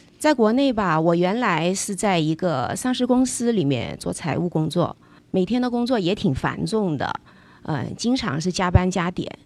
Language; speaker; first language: Chinese; native; Chinese